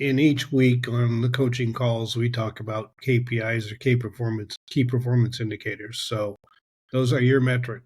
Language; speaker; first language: English; native; English